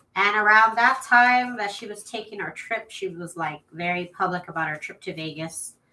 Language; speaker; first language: English; native; English